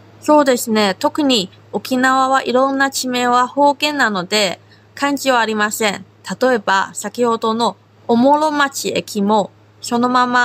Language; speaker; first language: Japanese; non-native, fluent; Chinese